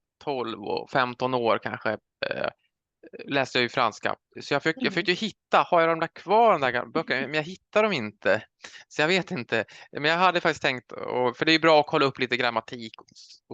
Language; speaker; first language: Swedish; native; Swedish